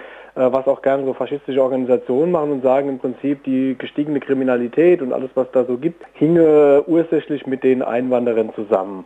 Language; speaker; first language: German; native; German